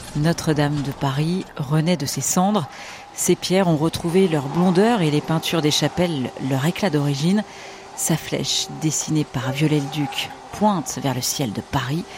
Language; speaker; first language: French; native; French